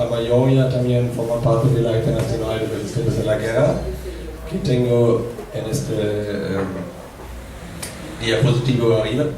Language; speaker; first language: Spanish; non-native, fluent; German